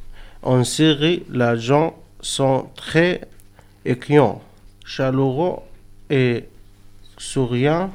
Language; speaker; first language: French; non-native, learner; Arabic